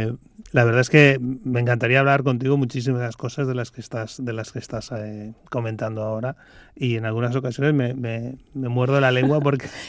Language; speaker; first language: Spanish; native; Spanish